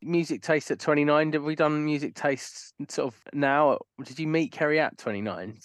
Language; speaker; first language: English; native; English